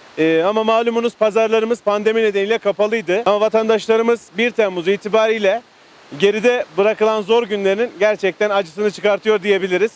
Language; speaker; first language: Turkish; native; Turkish